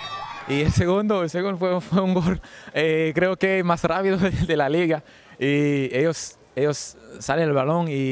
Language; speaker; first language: Spanish; non-native, learner; French